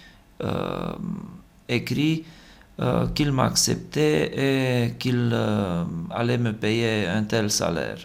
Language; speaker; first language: French; non-native, fluent; Romanian